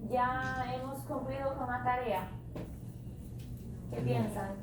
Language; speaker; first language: Spanish; non-native, fluent; English